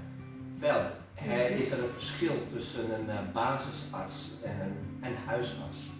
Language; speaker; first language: Dutch; non-native, fluent; Indonesian